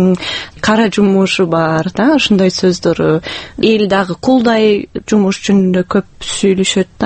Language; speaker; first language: Kyrgyz; non-native, fluent; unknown